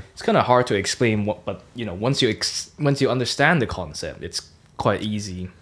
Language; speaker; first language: English; non-native, local second language; Cantonese